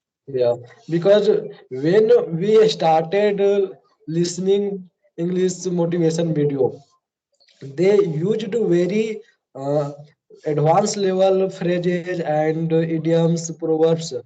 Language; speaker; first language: English; non-native, learner; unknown